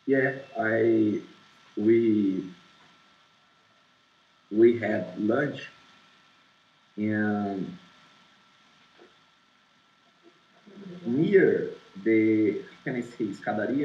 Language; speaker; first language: English; non-native, learner; Portuguese